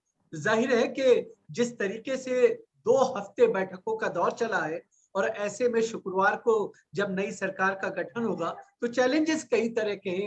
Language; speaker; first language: Hindi; native; Hindi